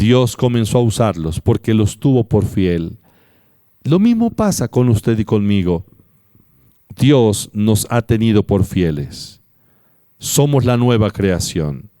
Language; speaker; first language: Spanish; native; Spanish